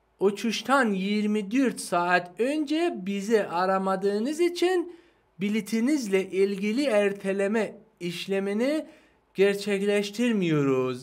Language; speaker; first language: Turkish; non-native, fluent; Persian